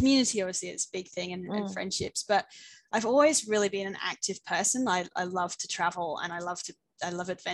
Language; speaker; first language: English; native; English